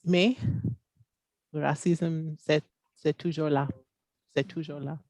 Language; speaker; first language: French; non-native, local second language; English